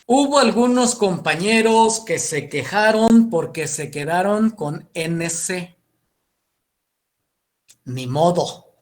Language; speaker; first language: Spanish; native; Spanish